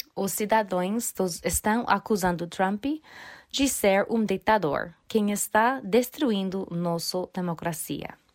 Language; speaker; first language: Portuguese; non-native, fluent; English